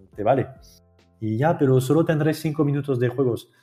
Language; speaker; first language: Spanish; non-native, fluent; French